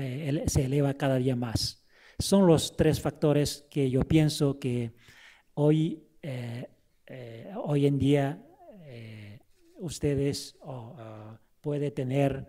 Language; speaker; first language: Spanish; non-native, fluent; Chinese